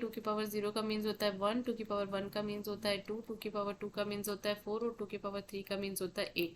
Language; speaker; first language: Hindi; native; Hindi